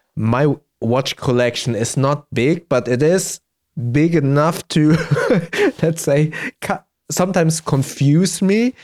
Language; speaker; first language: English; early bilingual, heritage; German